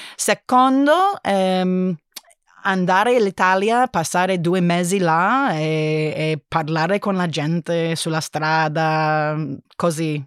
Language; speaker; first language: Italian; non-native, learner; English